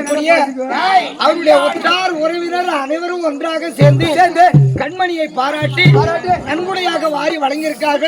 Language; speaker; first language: Tamil; native; Tamil